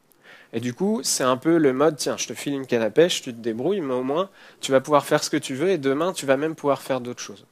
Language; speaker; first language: French; native; French